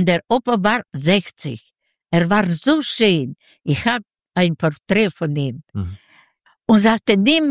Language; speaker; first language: German; non-native, learner; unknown